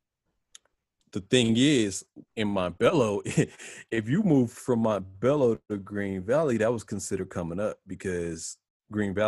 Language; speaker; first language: English; native; English